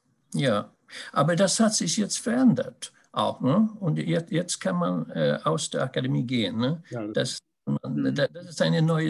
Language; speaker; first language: German; non-native, fluent; Swedish